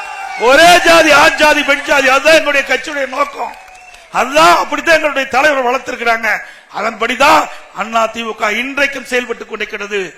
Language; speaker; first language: Tamil; native; Tamil